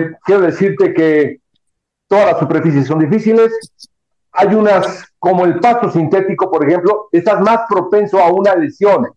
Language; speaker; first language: Spanish; native; Spanish